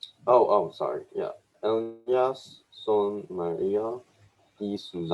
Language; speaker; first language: Spanish; non-native, learner; English